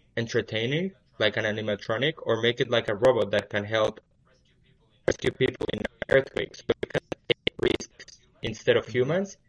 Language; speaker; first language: English; early bilingual, other home language; Spanish